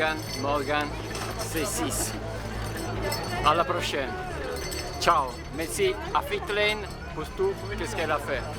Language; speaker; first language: French; non-native, fluent; Italian